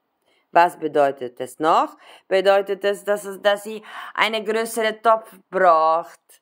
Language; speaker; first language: German; non-native, fluent; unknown